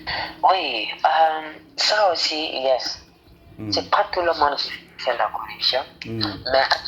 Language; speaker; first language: French; non-native, fluent; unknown